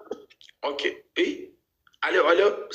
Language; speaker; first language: Russian; non-native, learner; Uzbek